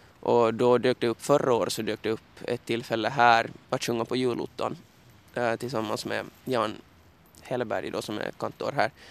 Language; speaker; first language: Swedish; native; Swedish